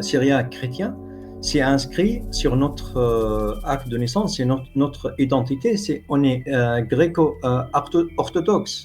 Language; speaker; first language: French; non-native, fluent; Arabic